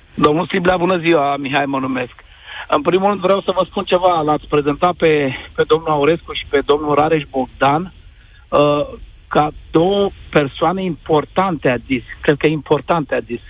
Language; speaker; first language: Romanian; native; Romanian